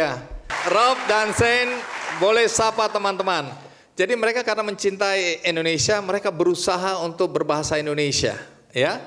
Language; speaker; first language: Indonesian; native; Indonesian